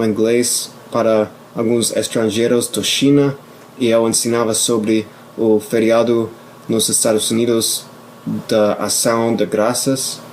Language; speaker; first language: Portuguese; non-native, fluent; English